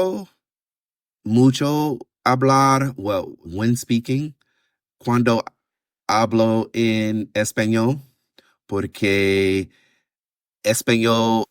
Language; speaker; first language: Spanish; non-native, learner; English